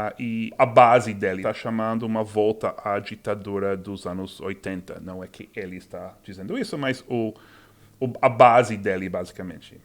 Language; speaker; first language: Portuguese; non-native, fluent; English